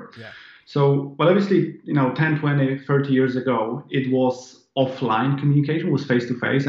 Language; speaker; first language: English; non-native, fluent; Polish